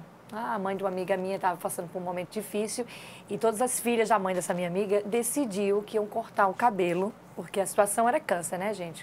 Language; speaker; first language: Portuguese; native; Portuguese